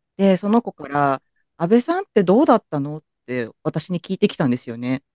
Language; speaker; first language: Japanese; native; Japanese